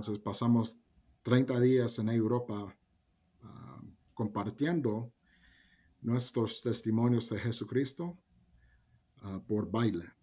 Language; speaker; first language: Spanish; early bilingual, heritage; Spanish